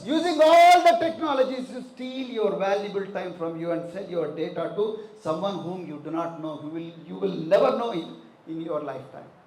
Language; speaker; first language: English; non-native, local second language; Telugu